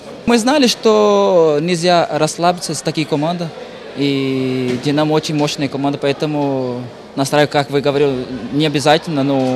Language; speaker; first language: Russian; non-native, fluent; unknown